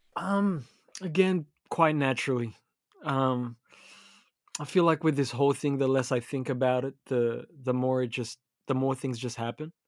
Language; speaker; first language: English; early bilingual, other home language; Filipino